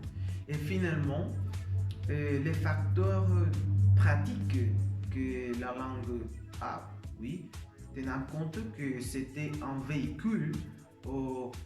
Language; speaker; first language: French; non-native, learner; Spanish